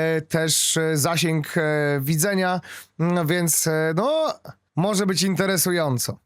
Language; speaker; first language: Polish; native; Polish